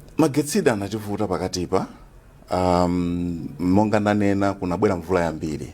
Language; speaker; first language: Nyanja; native; Nyanja